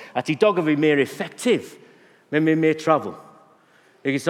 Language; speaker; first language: Norwegian; non-native, fluent; English